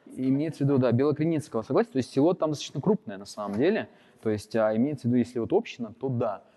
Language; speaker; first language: Russian; native; Russian